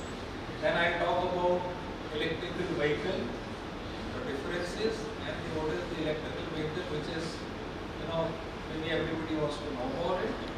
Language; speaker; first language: English; non-native, local second language; Hindi